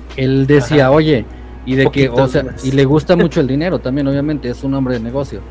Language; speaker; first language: Spanish; native; Spanish